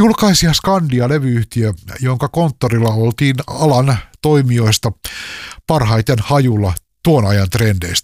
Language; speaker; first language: Finnish; native; Finnish